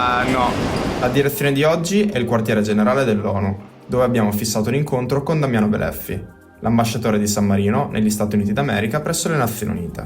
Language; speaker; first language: Italian; native; Italian